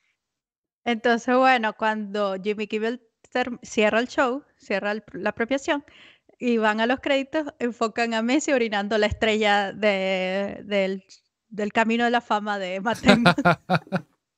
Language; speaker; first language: Spanish; native; Spanish